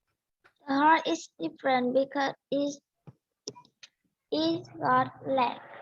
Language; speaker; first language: English; non-native, learner; Vietnamese